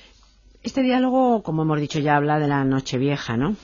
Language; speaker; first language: Spanish; native; Spanish